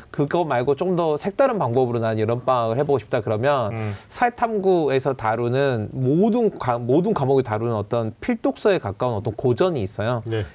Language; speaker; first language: Korean; native; Korean